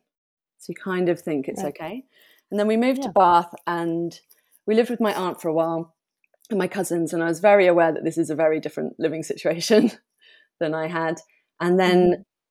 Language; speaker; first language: English; native; English